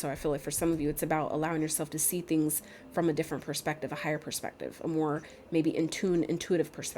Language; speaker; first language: English; native; English